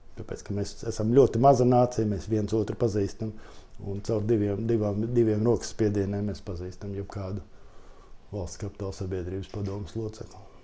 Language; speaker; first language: Latvian; non-native, local second language; Russian